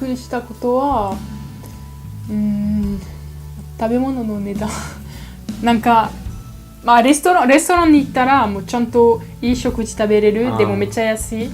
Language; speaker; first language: Japanese; non-native, learner; French